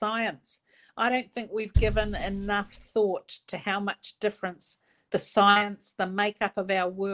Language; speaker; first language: English; native; English